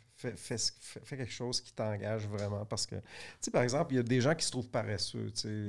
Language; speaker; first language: French; native; French